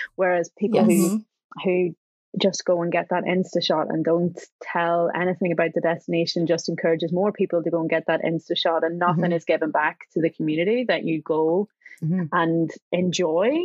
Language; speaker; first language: English; native; English